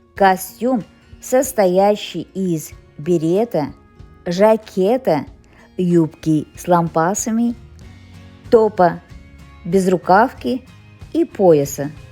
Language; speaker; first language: Russian; non-native, local second language; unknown